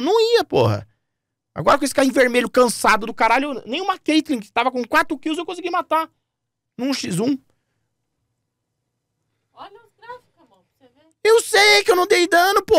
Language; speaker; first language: Portuguese; native; Portuguese